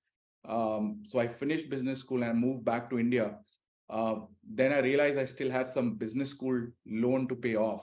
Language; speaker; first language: English; non-native, local second language; Hindi